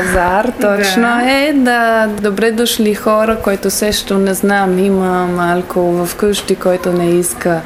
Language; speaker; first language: Bulgarian; non-native, learner; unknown